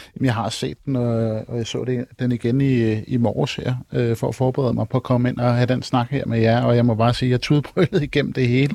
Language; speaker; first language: Danish; native; Danish